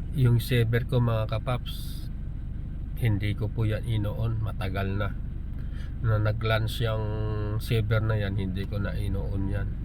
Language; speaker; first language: Filipino; native; Filipino